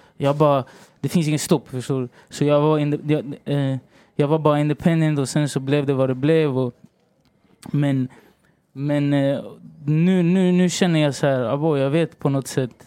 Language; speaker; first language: Swedish; early bilingual, other home language; Spanish